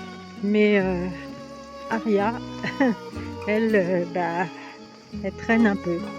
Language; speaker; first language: French; native; French